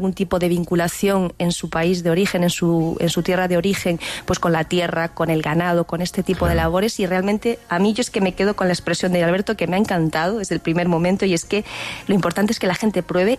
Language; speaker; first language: Spanish; native; Spanish